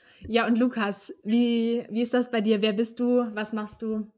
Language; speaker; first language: German; native; German